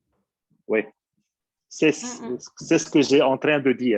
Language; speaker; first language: French; non-native, fluent; Arabic